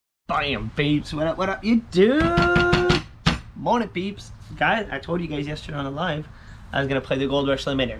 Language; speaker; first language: English; native; English